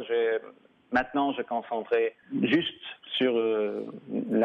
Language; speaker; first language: French; non-native, fluent; Arabic